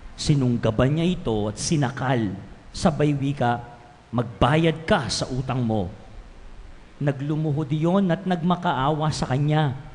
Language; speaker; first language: Filipino; non-native, local second language; Pampanga